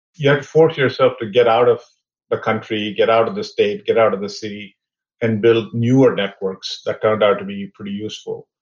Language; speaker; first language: English; non-native, local second language; Tamil